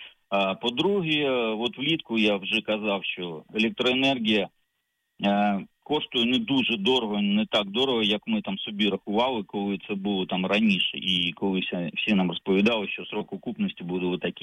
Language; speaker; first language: Ukrainian; native; Ukrainian